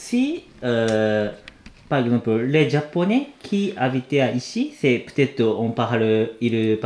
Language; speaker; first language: French; non-native, learner; Japanese